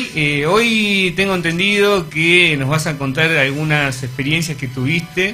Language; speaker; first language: Spanish; native; Spanish